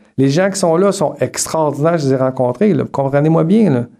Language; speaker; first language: French; native; French